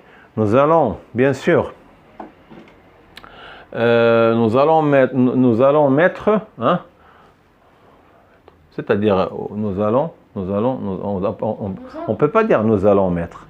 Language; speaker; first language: French; non-native, local second language; Arabic